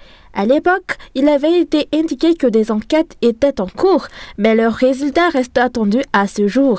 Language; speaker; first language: French; non-native, local second language; Malagasy